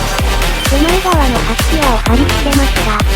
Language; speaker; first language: Japanese; native; Japanese